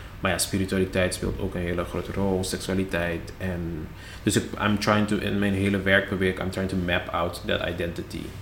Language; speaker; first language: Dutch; non-native, local second language; Papiamento